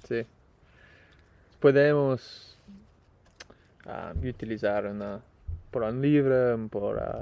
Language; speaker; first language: Spanish; non-native, learner; English